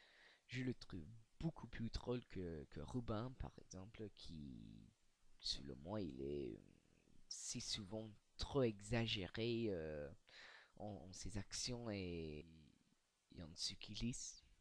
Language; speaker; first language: French; non-native, learner; English